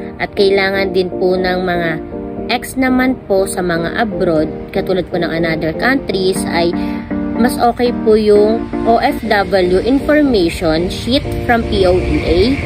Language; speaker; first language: Filipino; native; Filipino